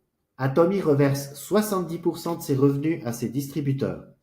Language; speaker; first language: French; native; French